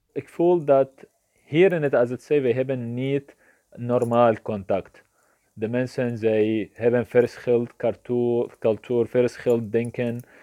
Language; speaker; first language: Dutch; non-native, learner; Arabic